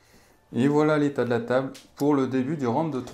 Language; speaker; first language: French; native; French